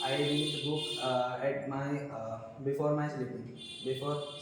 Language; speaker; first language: English; non-native, local second language; Hindi